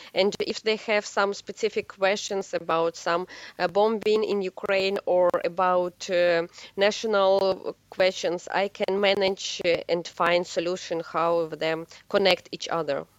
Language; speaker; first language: English; non-native, learner; Ukrainian